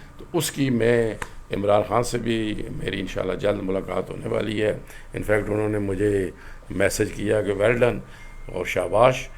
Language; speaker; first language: Urdu; non-native, local second language; Pahari-Potwari